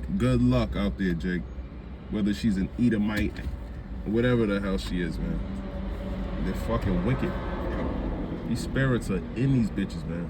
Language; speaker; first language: English; native; English